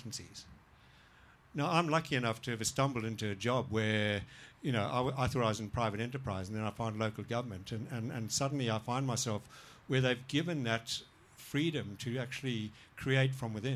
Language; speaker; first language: English; native; English